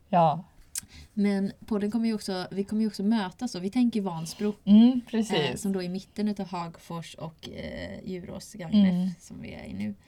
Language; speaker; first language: Swedish; native; Swedish